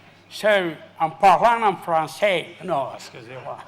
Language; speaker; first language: French; non-native, fluent; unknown